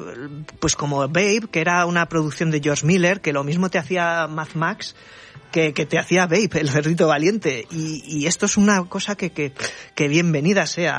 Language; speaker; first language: Spanish; native; Spanish